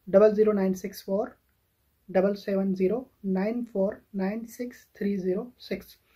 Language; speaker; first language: Urdu; non-native, local second language; Sindhi